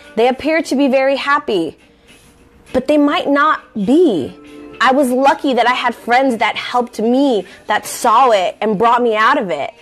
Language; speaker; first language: English; native; English